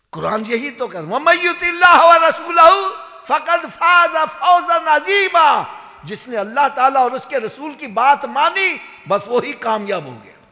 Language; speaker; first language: Urdu; native; Urdu